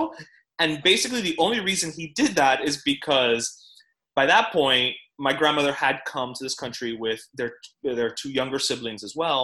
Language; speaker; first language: English; native; English